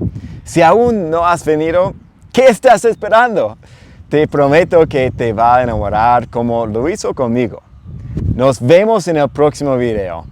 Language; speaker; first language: Spanish; non-native, fluent; English